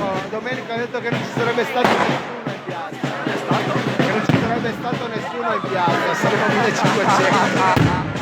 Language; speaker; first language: Italian; native; Italian